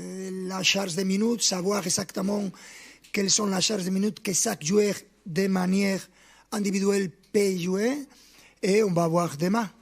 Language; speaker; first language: French; non-native, fluent; Spanish